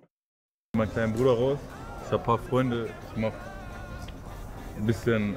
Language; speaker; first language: German; early bilingual, other home language; Arabic